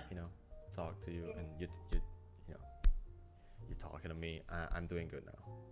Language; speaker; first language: English; non-native, fluent; Indonesian